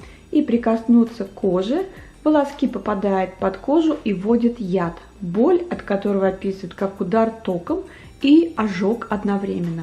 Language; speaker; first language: Russian; native; Russian